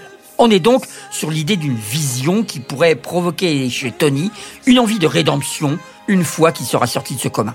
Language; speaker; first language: French; native; French